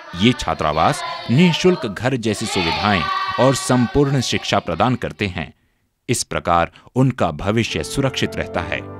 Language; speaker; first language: Hindi; native; Hindi